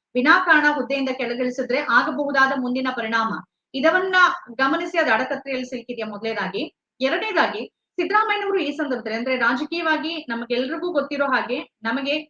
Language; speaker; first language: Kannada; native; Kannada